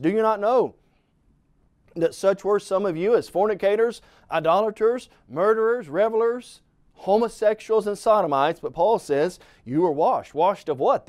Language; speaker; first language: English; native; English